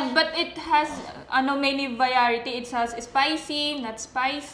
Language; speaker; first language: English; non-native, local second language; Filipino